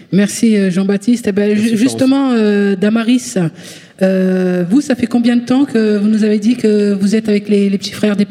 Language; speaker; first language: French; native; French